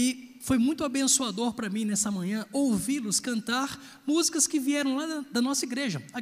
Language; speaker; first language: Portuguese; native; Portuguese